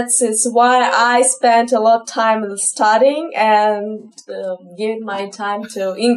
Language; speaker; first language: English; non-native, fluent; Ukrainian